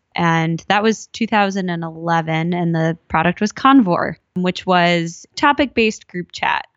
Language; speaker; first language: English; native; English